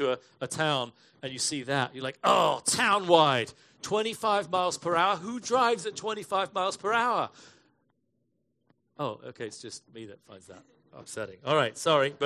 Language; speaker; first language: English; native; English